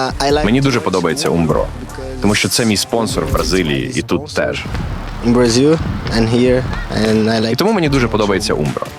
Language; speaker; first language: Ukrainian; non-native, learner; Portuguese